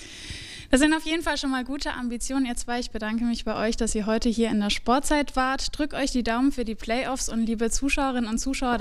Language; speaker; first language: German; native; German